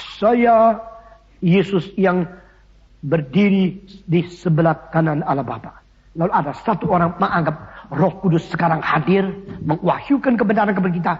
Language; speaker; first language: Indonesian; early bilingual, other home language; Min Nan Chinese